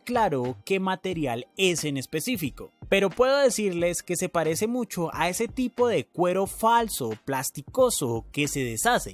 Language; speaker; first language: Spanish; native; Spanish